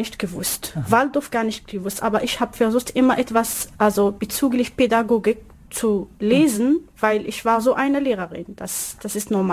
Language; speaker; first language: German; non-native, learner; Arabic